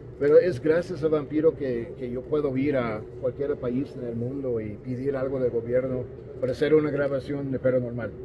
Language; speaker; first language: Spanish; non-native, fluent; English